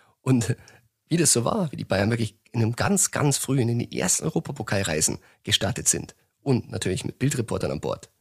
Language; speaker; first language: German; native; German